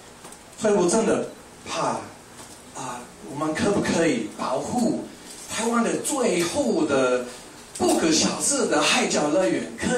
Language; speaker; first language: Chinese; non-native, fluent; English